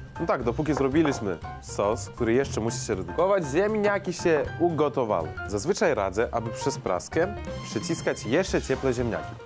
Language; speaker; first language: Polish; native; Polish